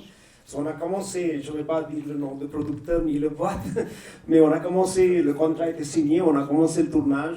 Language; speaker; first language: French; non-native, fluent; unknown